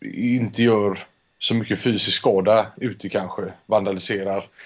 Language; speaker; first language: Swedish; early bilingual, heritage; Spanish